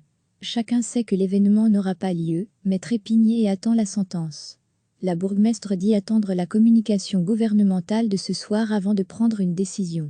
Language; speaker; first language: French; native; French